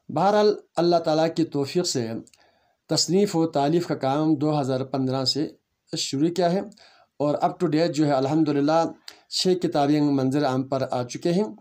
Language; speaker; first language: Urdu; non-native, local second language; Balti